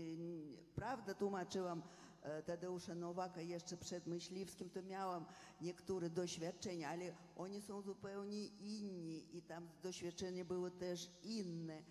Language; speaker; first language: Polish; non-native, fluent; Russian